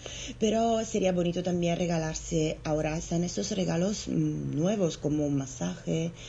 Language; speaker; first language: Spanish; non-native, fluent; Italian